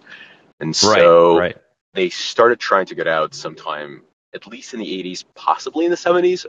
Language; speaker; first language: English; non-native, fluent; Ukrainian